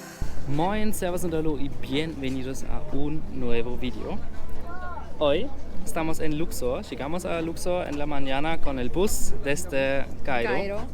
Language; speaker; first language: Spanish; non-native, learner; German